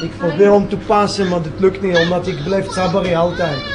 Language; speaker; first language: Dutch; non-native, learner; Hebrew